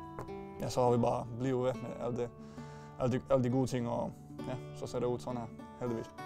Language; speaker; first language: Danish; non-native, fluent; Finnish